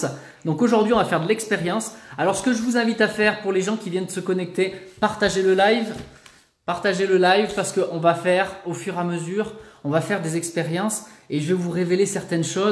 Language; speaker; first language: French; native; French